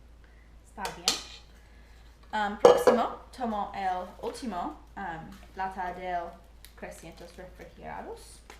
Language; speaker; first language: Spanish; non-native, learner; English